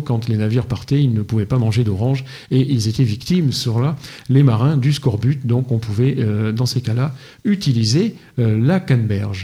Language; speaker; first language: French; native; French